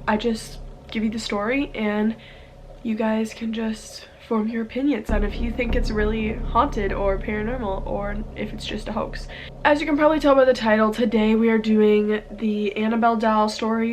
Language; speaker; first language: English; native; English